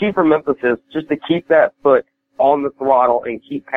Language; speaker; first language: English; native; English